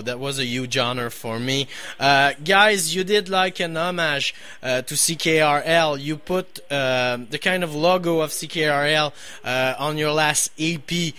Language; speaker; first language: English; non-native, fluent; French